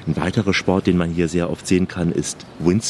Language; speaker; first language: German; native; German